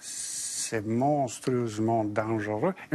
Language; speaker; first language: French; non-native, fluent; Bosnian